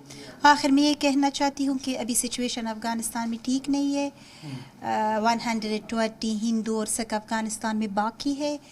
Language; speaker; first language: Hindi; non-native, fluent; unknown